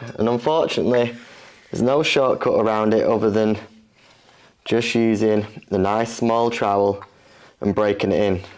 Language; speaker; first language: English; native; English